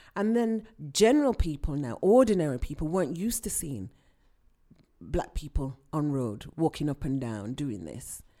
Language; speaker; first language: English; native; English